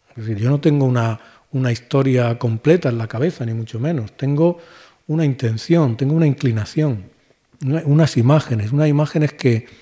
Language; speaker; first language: Spanish; native; Spanish